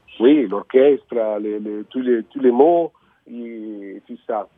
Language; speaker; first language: French; non-native, learner; Italian